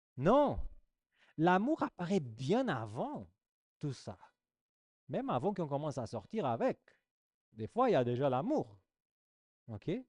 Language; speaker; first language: French; non-native, fluent; Portuguese